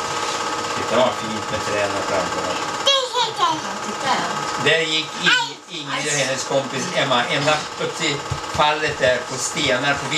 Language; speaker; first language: Swedish; native; Swedish